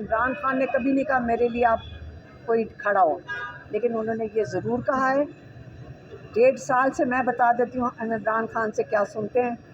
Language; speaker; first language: Urdu; native; Urdu